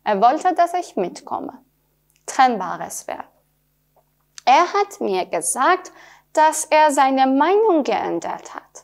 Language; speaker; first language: German; non-native, fluent; Persian